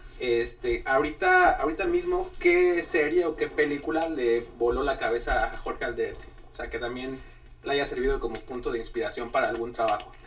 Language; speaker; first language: Spanish; native; Spanish